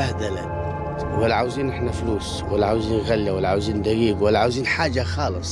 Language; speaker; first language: Arabic; native; Arabic